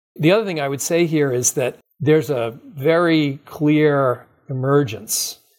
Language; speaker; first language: English; native; English